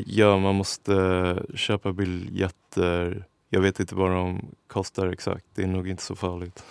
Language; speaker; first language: Swedish; native; Swedish